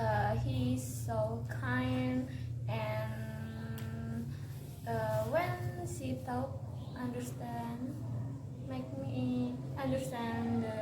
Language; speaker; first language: English; non-native, learner; Indonesian